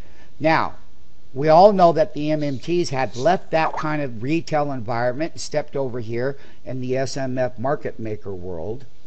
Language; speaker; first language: English; native; English